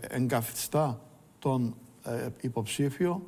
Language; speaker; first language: Greek; native; Greek